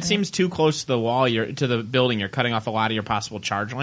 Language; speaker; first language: English; native; English